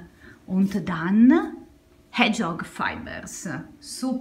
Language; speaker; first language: German; non-native, learner; Italian